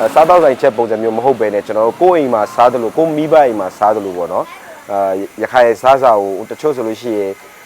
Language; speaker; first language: Burmese; native; Burmese